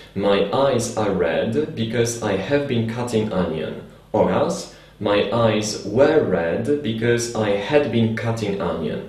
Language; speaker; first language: English; non-native, fluent; Polish